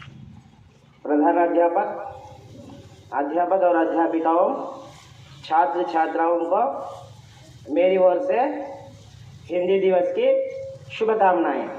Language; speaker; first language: Hindi; non-native, local second language; Telugu